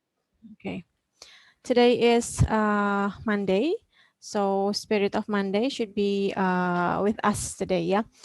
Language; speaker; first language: English; non-native, fluent; Indonesian